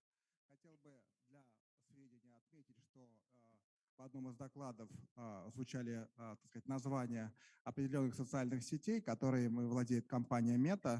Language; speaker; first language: Russian; native; Russian